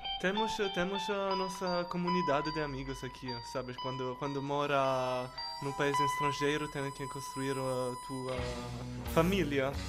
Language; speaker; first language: Portuguese; non-native, learner; Italian